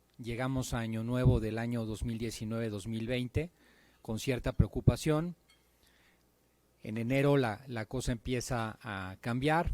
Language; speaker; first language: Spanish; native; Spanish